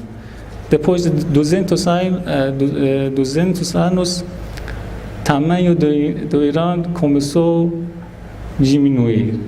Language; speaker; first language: Portuguese; non-native, fluent; Persian